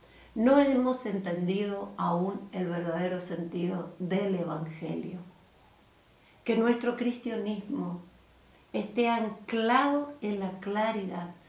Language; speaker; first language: Spanish; native; Spanish